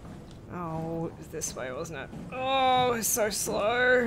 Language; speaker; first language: English; native; English